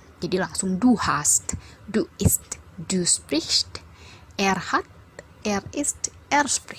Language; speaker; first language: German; non-native, fluent; Indonesian